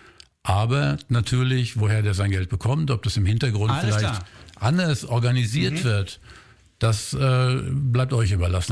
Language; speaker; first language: German; native; German